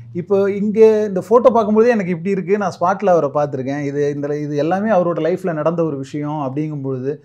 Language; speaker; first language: Tamil; native; Tamil